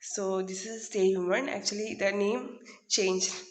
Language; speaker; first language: English; non-native, local second language; Malayalam